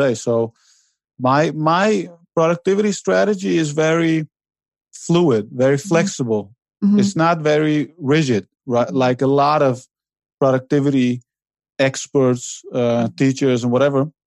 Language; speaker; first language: English; non-native, fluent; Dutch